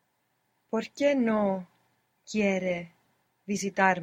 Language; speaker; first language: Spanish; non-native, learner; English